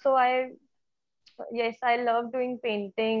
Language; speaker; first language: English; non-native, local second language; Hindi